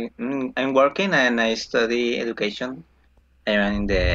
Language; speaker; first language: English; non-native, fluent; Spanish